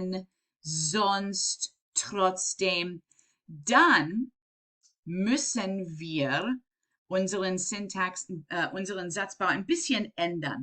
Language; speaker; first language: German; non-native, fluent; English